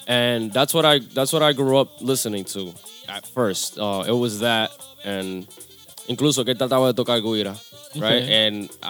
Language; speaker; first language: English; native; English